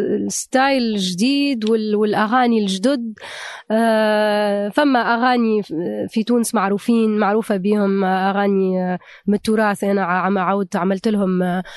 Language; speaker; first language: Arabic; native; Arabic